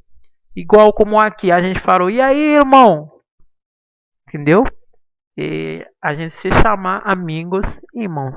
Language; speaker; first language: Portuguese; non-native, fluent; Haitian Creole